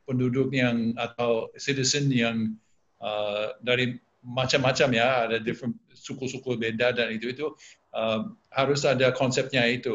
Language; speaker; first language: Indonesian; non-native, fluent; English